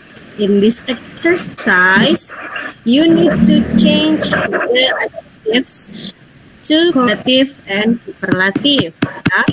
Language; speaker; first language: English; non-native, fluent; Indonesian